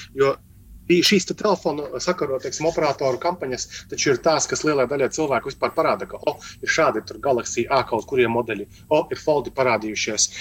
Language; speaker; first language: Latvian; native; Latvian